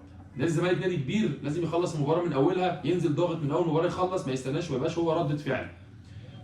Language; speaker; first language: Arabic; native; Arabic